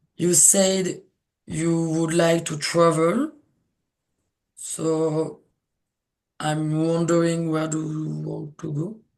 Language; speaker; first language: English; non-native, learner; French